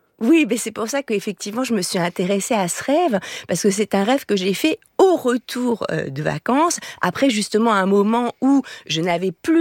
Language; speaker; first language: French; native; French